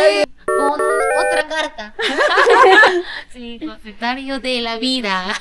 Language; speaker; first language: Spanish; non-native, learner; Korean